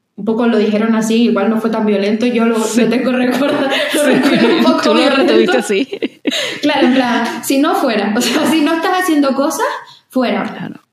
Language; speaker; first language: Spanish; native; Spanish